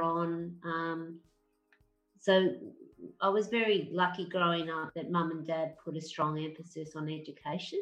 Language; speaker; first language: English; native; English